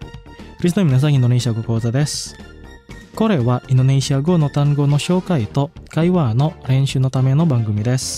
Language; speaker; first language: Japanese; non-native, fluent; Indonesian